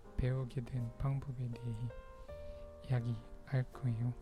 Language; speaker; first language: Korean; non-native, fluent; Pangasinan